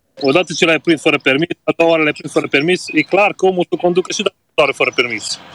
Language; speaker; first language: Romanian; native; Romanian